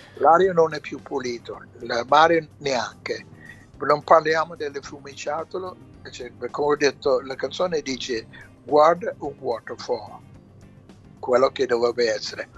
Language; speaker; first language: Italian; non-native, fluent; English